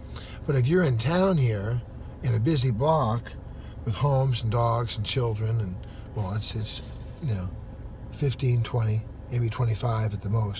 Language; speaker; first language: English; native; English